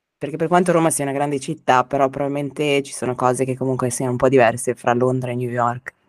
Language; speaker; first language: Italian; native; Italian